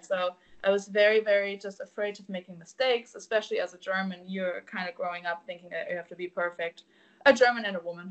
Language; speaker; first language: English; non-native, fluent; German